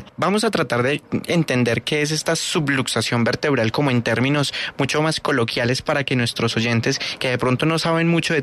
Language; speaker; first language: Spanish; native; Spanish